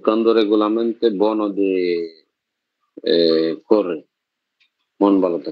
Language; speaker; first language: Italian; non-native, learner; Bangla